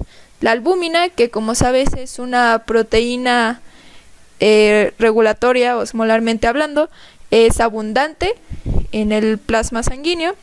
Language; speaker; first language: Spanish; native; Spanish